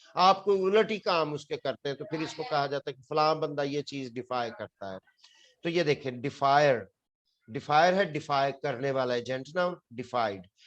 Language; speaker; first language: Urdu; non-native, local second language; Punjabi